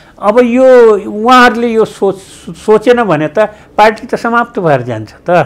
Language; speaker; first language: Nepali; native; Nepali